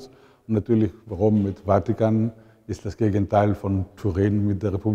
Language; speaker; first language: German; non-native, fluent; Italian